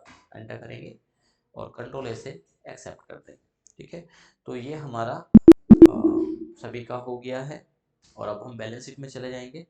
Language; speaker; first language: Hindi; native; Hindi